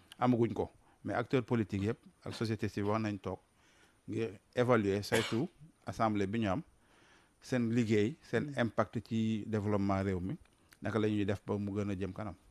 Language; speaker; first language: Wolof; native; Wolof